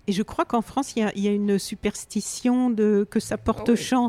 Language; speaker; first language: French; native; French